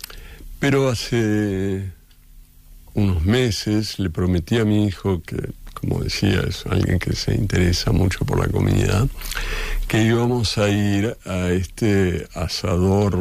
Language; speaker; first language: Spanish; native; Spanish